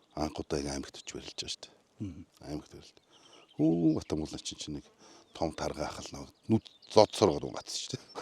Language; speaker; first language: Mongolian; native; Mongolian